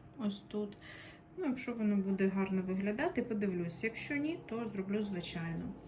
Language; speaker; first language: Ukrainian; non-native, local second language; Russian